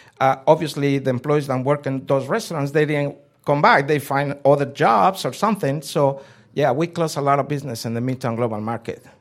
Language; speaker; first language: English; non-native, fluent; Spanish